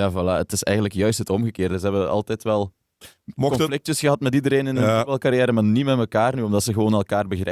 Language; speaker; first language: Dutch; native; Dutch